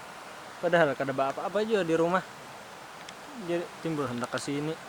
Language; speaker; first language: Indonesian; non-native, local second language; Banjar